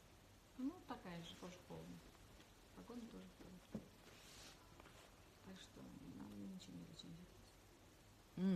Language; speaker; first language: Russian; native; Russian